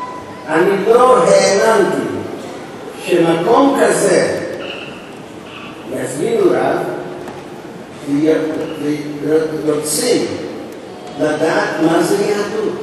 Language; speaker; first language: Hebrew; non-native, fluent; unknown